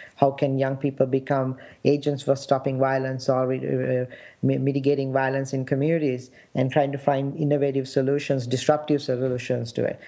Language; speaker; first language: English; non-native, local second language; Sinhala